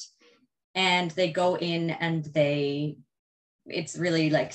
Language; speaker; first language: English; native; English